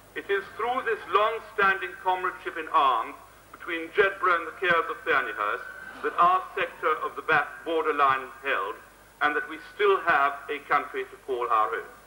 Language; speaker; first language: English; native; English